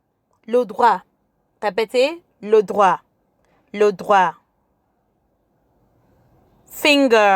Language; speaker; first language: French; non-native, fluent; English